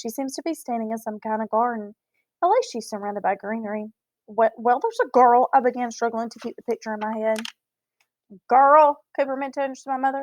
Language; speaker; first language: English; native; English